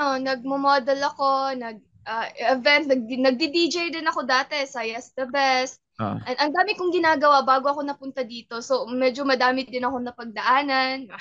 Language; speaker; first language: Filipino; non-native, local second language; Cebuano